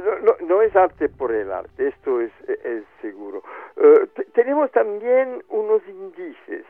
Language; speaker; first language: Spanish; non-native, fluent; French